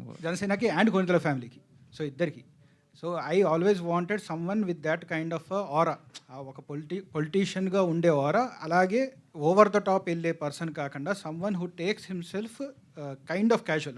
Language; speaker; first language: Telugu; native; Telugu